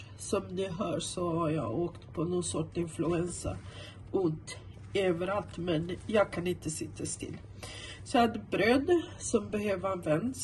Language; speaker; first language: Swedish; non-native, fluent; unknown